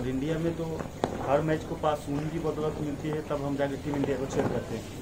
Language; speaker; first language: Hindi; native; Hindi